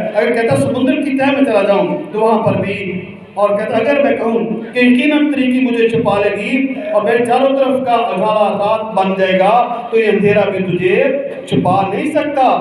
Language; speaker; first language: Urdu; non-native, local second language; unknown